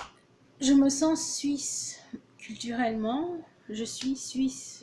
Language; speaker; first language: French; early bilingual, other home language; Portuguese